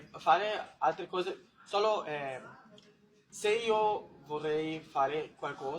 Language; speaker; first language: Italian; non-native, learner; Portuguese